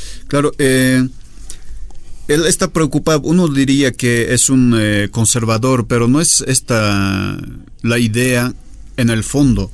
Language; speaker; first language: Spanish; native; Spanish